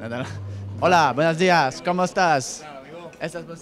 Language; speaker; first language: Spanish; non-native, learner; Polish